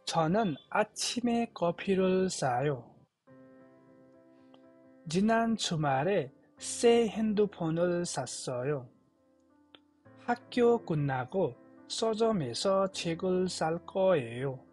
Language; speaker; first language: Korean; non-native, fluent; Nepali